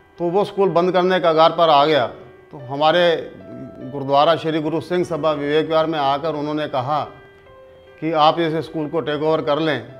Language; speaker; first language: Urdu; non-native, local second language; Punjabi